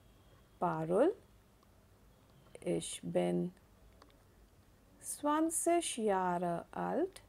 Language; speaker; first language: German; non-native, fluent; Hindi